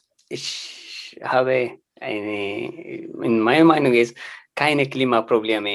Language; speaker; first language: German; non-native, learner; Tigrinya